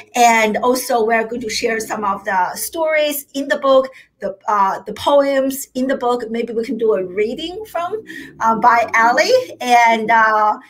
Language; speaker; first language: English; non-native, fluent; Chinese